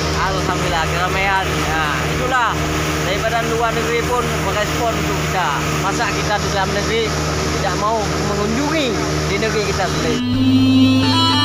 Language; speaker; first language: Malay; non-native, local second language; Achinese